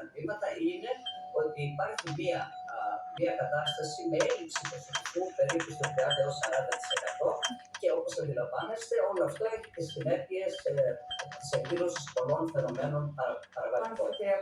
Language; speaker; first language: Greek; native; Greek